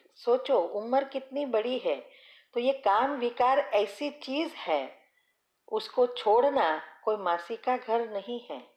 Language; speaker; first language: Hindi; native; Hindi